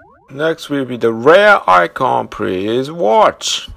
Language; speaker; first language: English; non-native, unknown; Japanese